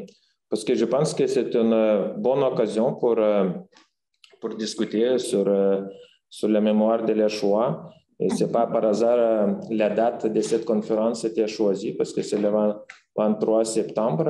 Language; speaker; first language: French; non-native, fluent; Lithuanian